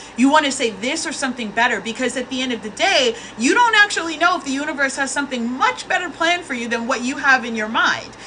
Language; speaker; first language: English; native; English